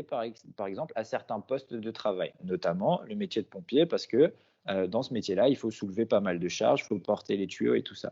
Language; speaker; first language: French; native; French